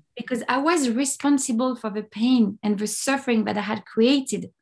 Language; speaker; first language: English; non-native, fluent; French